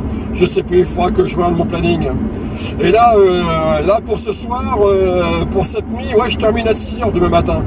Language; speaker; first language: French; native; French